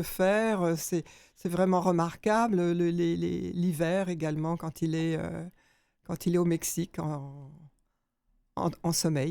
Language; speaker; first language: French; native; French